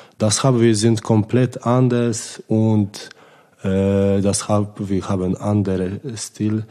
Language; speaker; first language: German; non-native, learner; Polish